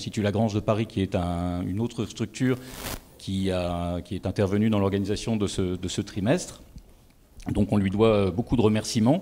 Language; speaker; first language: French; native; French